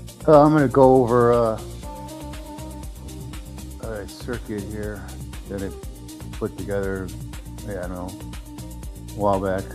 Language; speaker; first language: English; native; English